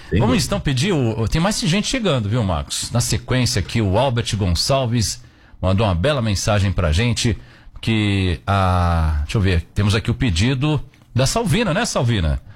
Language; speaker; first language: Portuguese; native; Portuguese